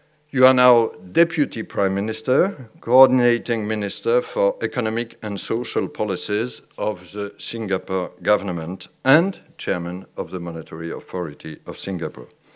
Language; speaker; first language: English; non-native, fluent; French